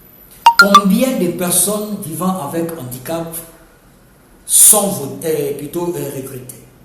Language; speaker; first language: French; non-native, local second language; Lingala